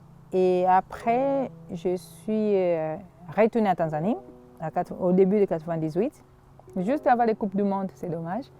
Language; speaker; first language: French; non-native, fluent; Swahili